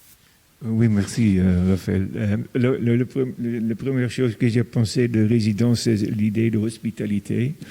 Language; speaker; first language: French; non-native, fluent; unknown